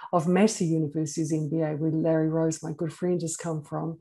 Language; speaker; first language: English; native; English